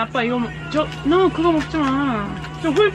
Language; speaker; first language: Korean; early bilingual, heritage; Korean